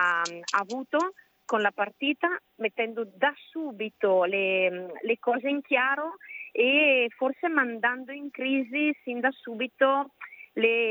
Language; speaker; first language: Italian; native; Italian